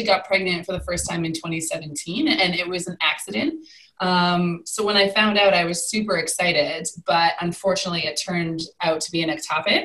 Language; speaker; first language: English; native; English